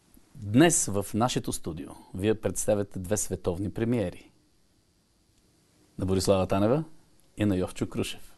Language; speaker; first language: Bulgarian; native; Bulgarian